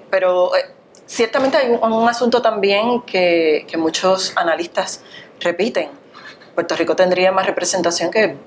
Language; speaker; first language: Spanish; native; Spanish